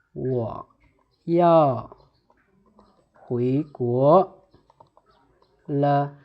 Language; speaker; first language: Chinese; non-native, fluent; Lao